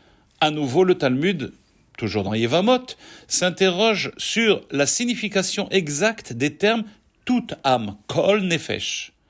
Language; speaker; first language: French; native; French